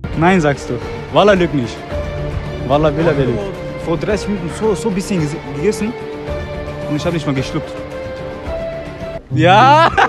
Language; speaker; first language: German; non-native, learner; Persian